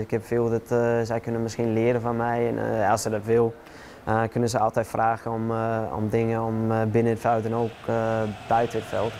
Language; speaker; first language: Dutch; non-native, fluent; English